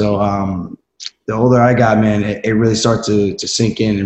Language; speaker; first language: English; native; English